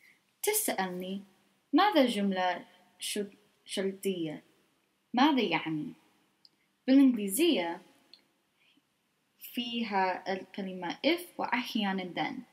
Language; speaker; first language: Arabic; non-native, learner; English